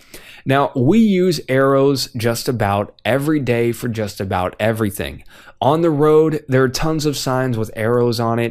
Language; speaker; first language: English; native; English